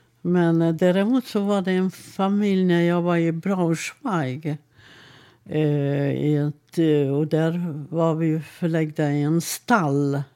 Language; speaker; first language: Swedish; non-native, fluent; Hungarian